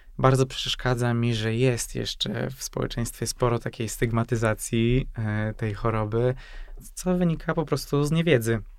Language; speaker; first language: Polish; non-native, fluent; Hungarian